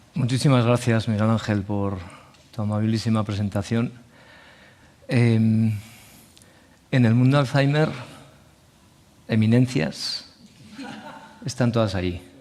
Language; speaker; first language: Spanish; native; Spanish